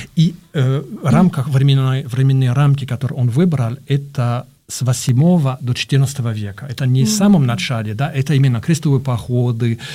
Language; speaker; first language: Russian; non-native, fluent; French